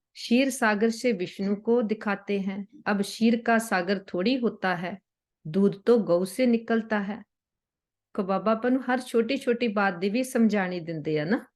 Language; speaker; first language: Hindi; non-native, local second language; Punjabi